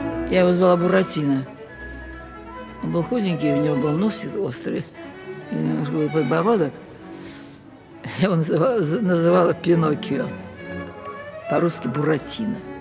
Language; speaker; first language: Russian; native; Russian